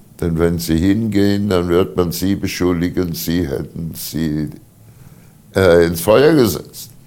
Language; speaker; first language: German; native; German